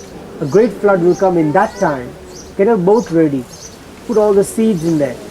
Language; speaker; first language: English; early bilingual, heritage; Gujarati